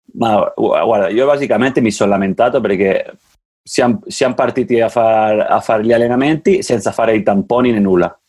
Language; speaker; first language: Italian; non-native, fluent; Catalan